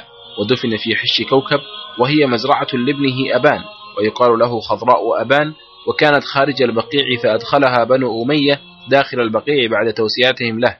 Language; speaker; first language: Arabic; native; Arabic